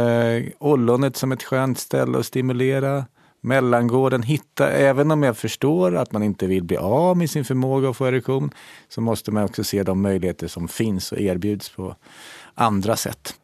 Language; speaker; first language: Swedish; native; Swedish